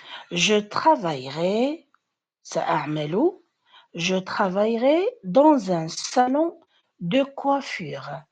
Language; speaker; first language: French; non-native, fluent; Arabic